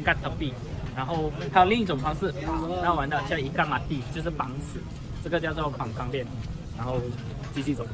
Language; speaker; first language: Chinese; native; Chinese